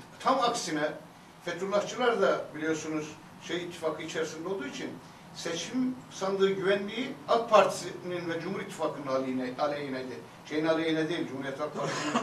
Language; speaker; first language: Turkish; native; Turkish